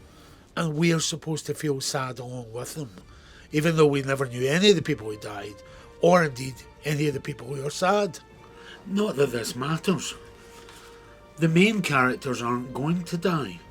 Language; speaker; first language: English; native; English